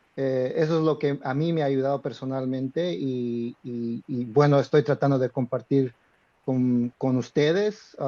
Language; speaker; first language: Spanish; non-native, fluent; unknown